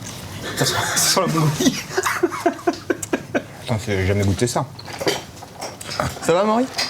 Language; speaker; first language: French; native; French